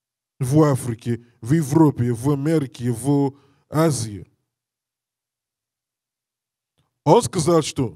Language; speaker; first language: Russian; non-native, learner; English